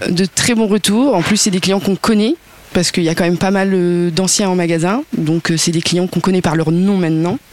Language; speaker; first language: French; native; French